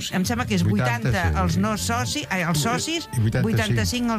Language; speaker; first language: Catalan; native; Catalan